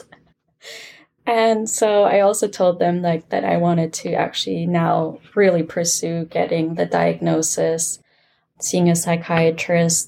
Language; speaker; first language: English; non-native, fluent; German